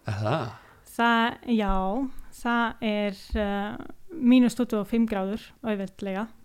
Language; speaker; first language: Icelandic; non-native, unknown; Italian